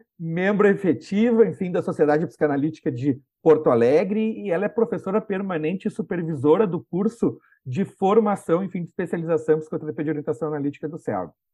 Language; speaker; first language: Portuguese; native; Portuguese